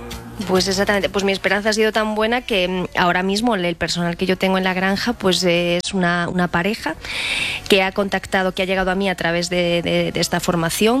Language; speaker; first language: Spanish; native; Spanish